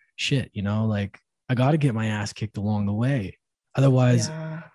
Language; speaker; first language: English; native; English